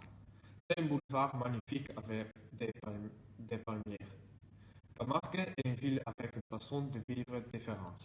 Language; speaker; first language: French; non-native, learner; Dutch